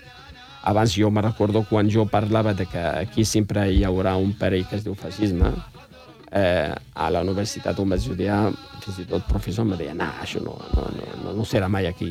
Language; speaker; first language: Catalan; non-native, fluent; Riffian